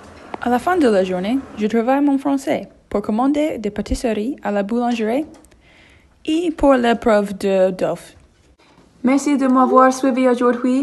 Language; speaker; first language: French; non-native, learner; English